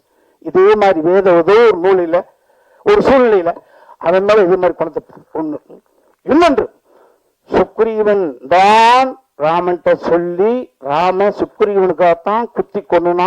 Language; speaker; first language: Tamil; native; Tamil